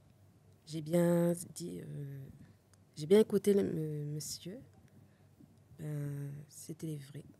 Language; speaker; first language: French; non-native, local second language; Réunion Creole French